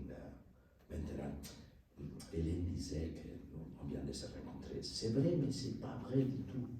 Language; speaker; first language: French; non-native, learner; Spanish